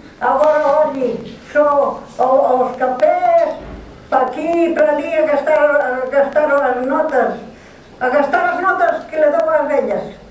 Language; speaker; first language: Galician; native; Galician